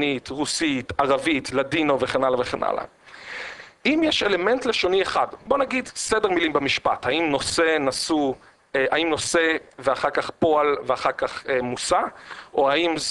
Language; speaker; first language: Hebrew; native; Hebrew